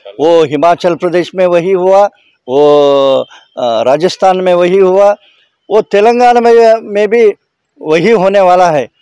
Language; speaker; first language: Hindi; non-native, local second language; Kannada